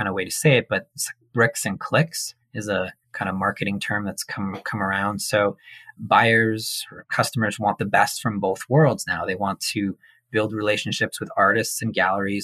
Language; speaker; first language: English; native; English